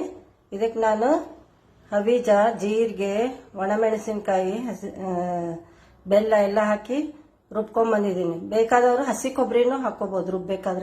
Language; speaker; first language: Kannada; native; Kannada